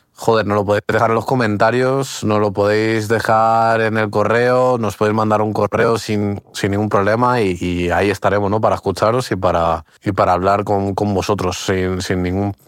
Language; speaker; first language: Spanish; early bilingual, other home language; Portuguese